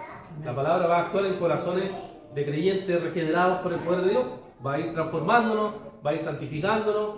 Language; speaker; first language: Spanish; native; Spanish